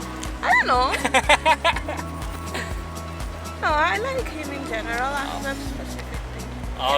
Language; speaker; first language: English; non-native, fluent; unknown